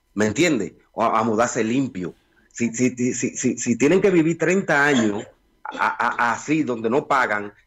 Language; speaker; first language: Spanish; native; Spanish